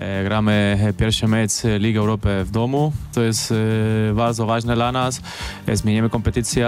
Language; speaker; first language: Polish; non-native, learner; Spanish